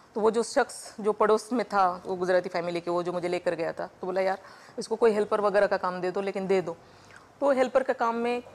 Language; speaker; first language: Hindi; non-native, local second language; Marathi